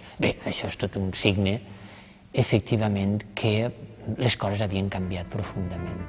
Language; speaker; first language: Catalan; native; Catalan